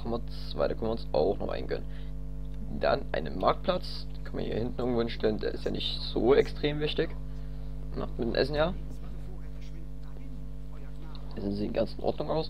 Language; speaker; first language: German; native; German